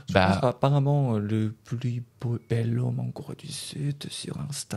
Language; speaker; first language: French; non-native, learner; Korean